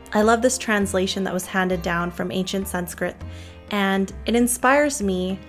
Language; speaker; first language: English; native; English